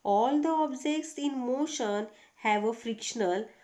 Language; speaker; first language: English; non-native, local second language; Marathi